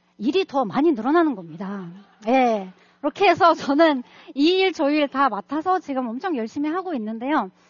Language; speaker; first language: Korean; non-native, fluent; Russian